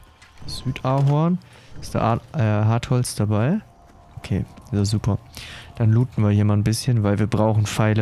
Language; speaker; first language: German; native; German